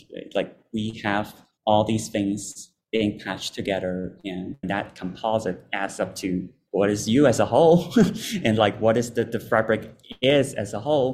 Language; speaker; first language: English; non-native, local second language; Cantonese